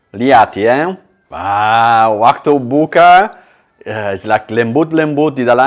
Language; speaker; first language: Indonesian; non-native, learner; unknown